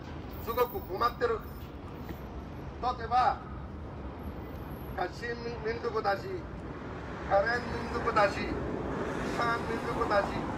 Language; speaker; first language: Japanese; non-native, fluent; Rohingya